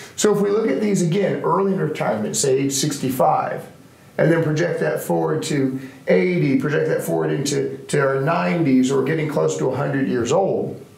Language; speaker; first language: English; native; English